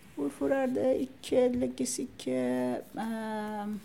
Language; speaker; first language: Norwegian; non-native, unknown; Persian